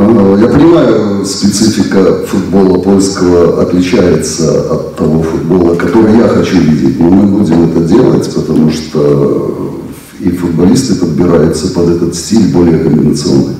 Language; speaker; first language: Polish; non-native, learner; Russian